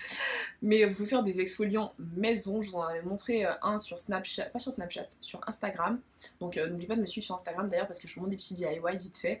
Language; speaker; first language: French; native; French